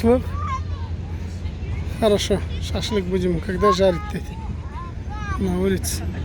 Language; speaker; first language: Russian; non-native, local second language; Kyrgyz